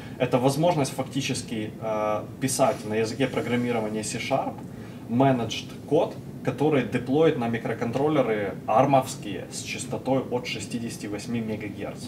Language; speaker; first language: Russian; native; Russian